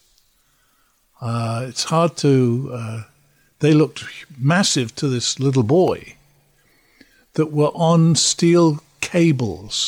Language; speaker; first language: English; native; English